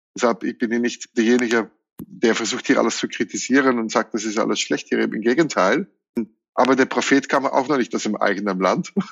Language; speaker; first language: German; non-native, fluent; Dutch